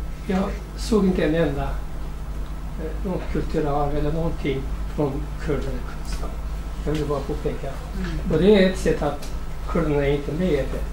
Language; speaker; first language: Swedish; non-native, fluent; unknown